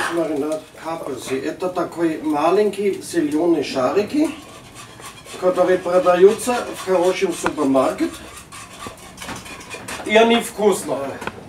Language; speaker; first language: Russian; non-native, learner; German